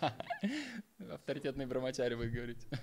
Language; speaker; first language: Russian; native; Russian